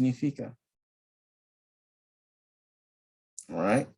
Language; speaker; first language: Spanish; early bilingual, heritage; Spanish